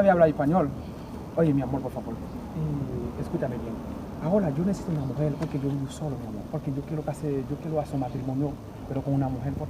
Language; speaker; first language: Spanish; non-native, learner; Haitian Creole